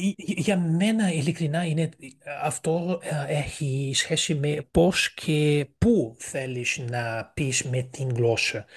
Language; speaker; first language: Greek; non-native, fluent; Portuguese